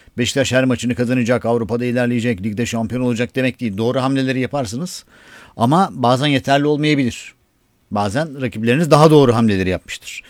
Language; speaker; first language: Turkish; native; Turkish